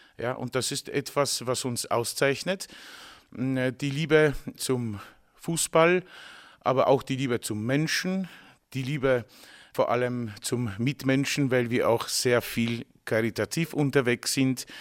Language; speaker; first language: German; non-native, fluent; Polish